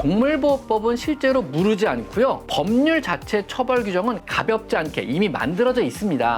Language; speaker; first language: Korean; native; Korean